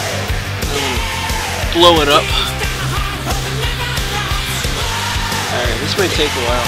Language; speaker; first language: English; native; English